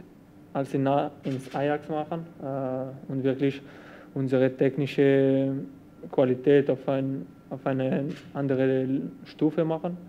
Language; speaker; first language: German; non-native, local second language; French